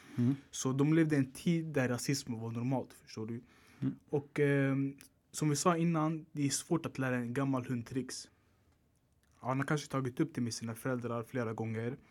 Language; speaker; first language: Swedish; early bilingual, other home language; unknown